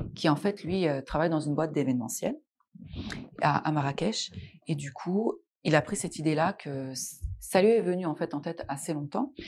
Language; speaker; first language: French; non-native, local second language; Arabic